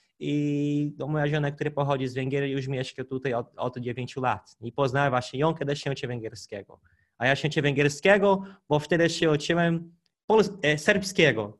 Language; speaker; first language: Polish; non-native, fluent; Portuguese